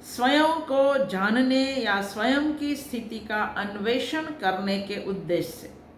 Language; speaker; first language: Hindi; non-native, local second language; Gujarati